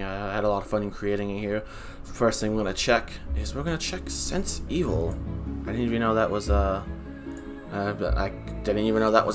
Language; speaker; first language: English; native; English